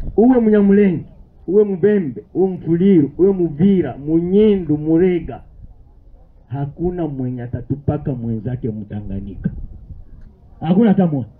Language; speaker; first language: Swahili; native; Swahili